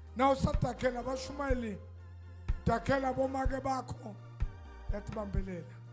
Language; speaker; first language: Zulu; non-native, local second language; Swati